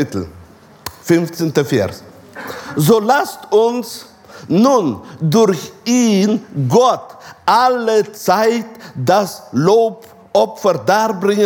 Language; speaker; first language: German; non-native, fluent; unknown